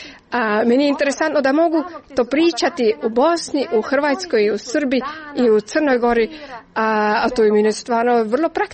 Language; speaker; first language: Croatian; non-native, fluent; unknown